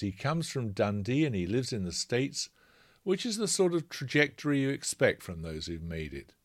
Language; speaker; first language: English; native; English